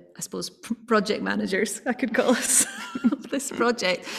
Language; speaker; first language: English; native; English